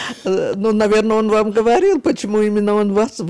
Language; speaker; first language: Russian; native; Russian